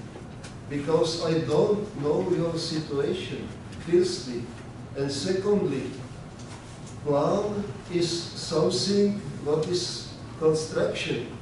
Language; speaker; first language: English; non-native, learner; Czech